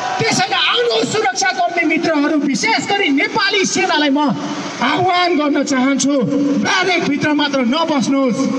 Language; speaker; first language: Nepali; non-native, local second language; Newari